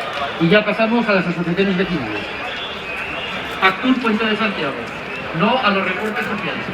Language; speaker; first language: Spanish; native; Spanish